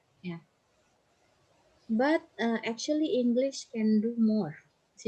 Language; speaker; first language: English; non-native, fluent; Indonesian